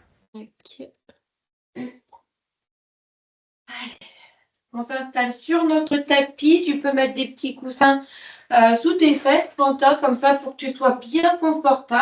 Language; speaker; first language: French; native; French